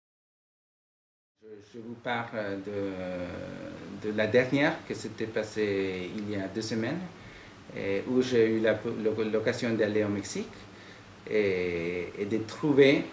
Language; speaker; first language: French; non-native, fluent; Spanish